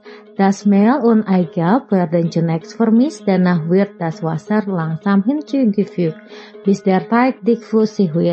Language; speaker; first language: German; non-native, fluent; Indonesian